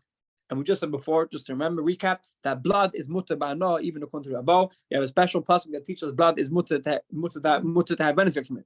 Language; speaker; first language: English; non-native, fluent; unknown